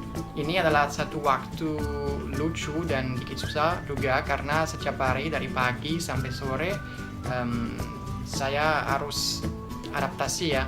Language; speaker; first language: Indonesian; non-native, fluent; French